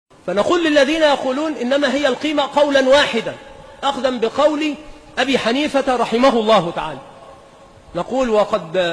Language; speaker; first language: Arabic; native; Arabic